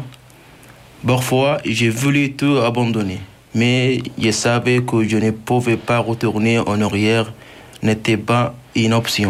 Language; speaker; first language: French; non-native, learner; Arabic